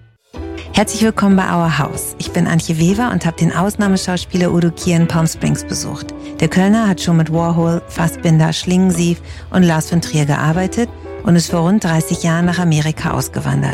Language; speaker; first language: German; native; German